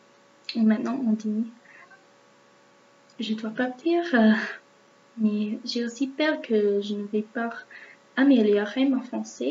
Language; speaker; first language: French; non-native, learner; English